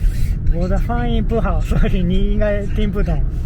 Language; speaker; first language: Chinese; non-native, learner; Japanese